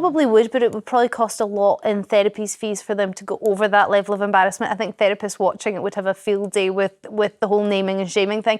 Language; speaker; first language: English; native; English